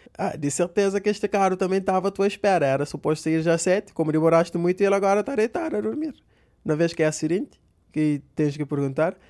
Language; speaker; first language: Portuguese; non-native, local second language; Kabuverdianu